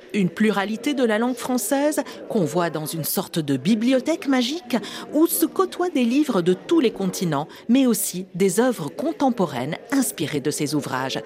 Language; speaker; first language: French; native; French